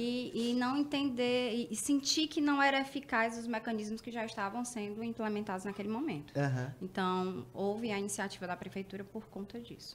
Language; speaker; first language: Portuguese; native; Portuguese